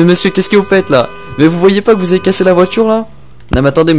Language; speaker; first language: French; native; French